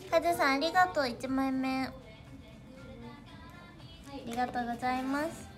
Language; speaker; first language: Japanese; native; Japanese